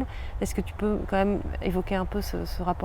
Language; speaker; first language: French; native; French